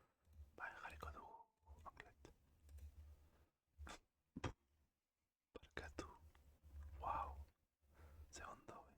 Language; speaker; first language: Basque; non-native, learner; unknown